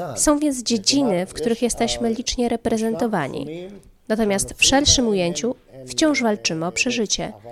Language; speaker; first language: Polish; non-native, fluent; Arabic